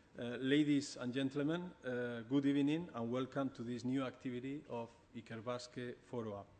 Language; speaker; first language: English; non-native, fluent; Basque